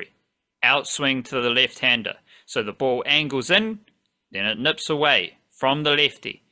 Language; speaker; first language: English; native; English